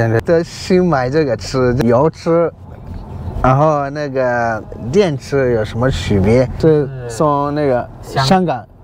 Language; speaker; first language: Chinese; non-native, learner; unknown